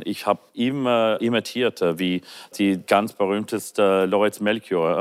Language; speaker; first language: German; non-native, learner; English